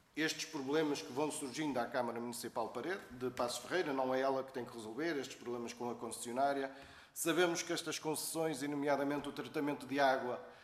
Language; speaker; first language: Portuguese; native; Portuguese